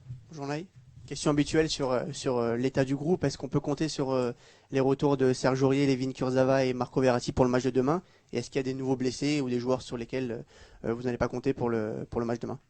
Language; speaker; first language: French; native; French